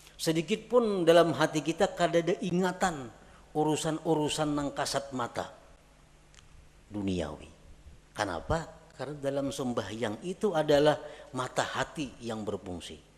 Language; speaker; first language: Indonesian; non-native, local second language; Banjar